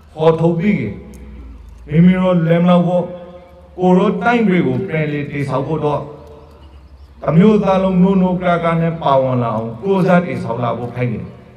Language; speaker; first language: Burmese; native; Burmese